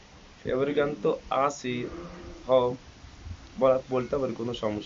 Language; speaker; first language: Bangla; non-native, fluent; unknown